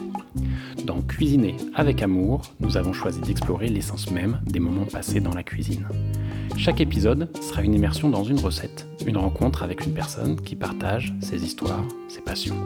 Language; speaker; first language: French; native; French